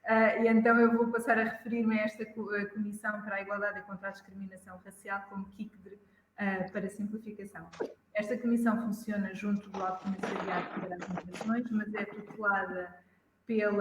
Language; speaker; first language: Portuguese; native; Portuguese